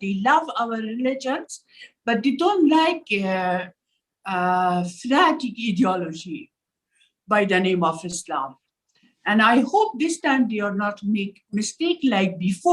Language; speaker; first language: English; non-native, learner; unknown